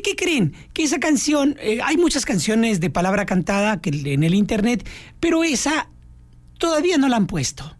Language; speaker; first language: Spanish; native; Spanish